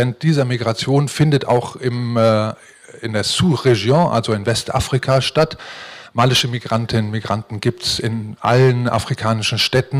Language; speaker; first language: German; native; German